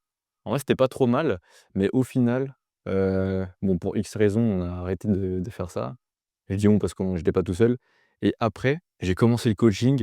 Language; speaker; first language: French; native; French